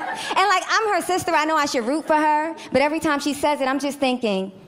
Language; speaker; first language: English; native; English